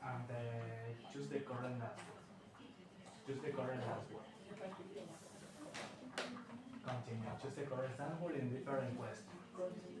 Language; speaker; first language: English; non-native, learner; Spanish